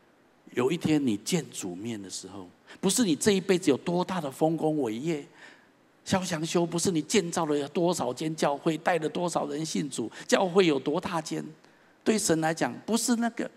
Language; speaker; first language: Chinese; native; Chinese